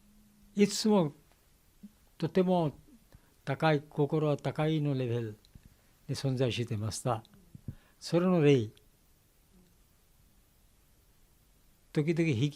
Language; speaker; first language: Japanese; non-native, learner; Bangla